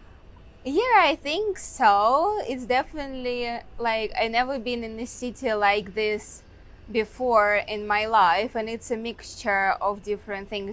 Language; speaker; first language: English; non-native, fluent; Russian